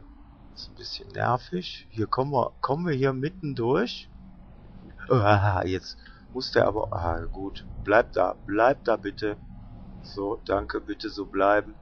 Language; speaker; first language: German; native; German